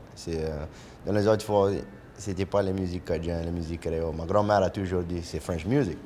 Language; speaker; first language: French; native; French